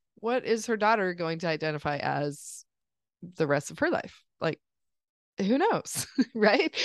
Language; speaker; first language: English; native; English